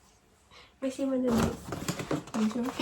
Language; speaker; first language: French; non-native, learner; Lao